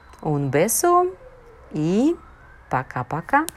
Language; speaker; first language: Spanish; non-native, fluent; Russian